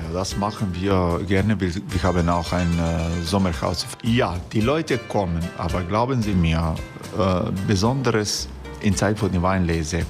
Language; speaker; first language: German; non-native, learner; Croatian